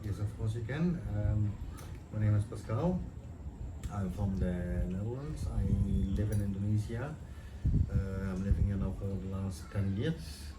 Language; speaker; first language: English; non-native, fluent; Dutch